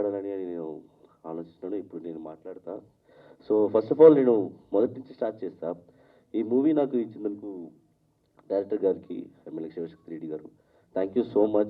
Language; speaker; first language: Telugu; non-native, learner; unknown